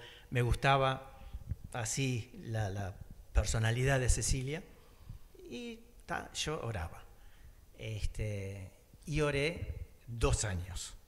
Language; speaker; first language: Spanish; early bilingual, other home language; English